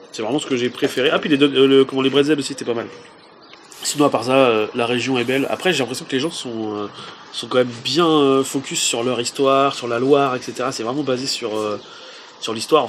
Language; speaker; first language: French; native; French